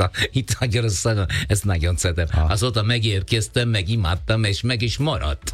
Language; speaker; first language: Hungarian; non-native, fluent; Italian